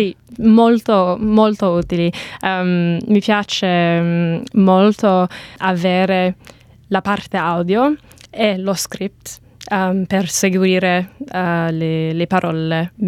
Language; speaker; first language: Italian; non-native, learner; English